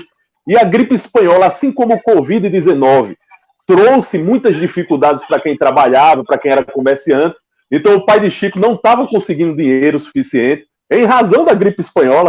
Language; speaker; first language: Portuguese; native; Portuguese